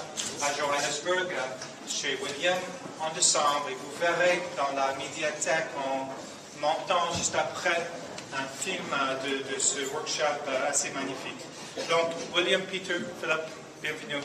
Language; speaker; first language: French; non-native, fluent; English